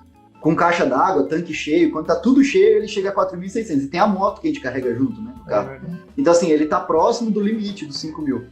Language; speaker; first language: Portuguese; native; Portuguese